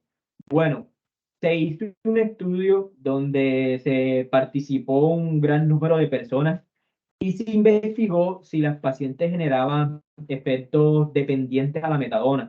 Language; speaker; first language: Spanish; native; Spanish